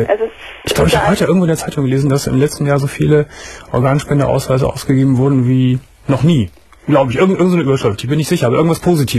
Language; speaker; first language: German; native; German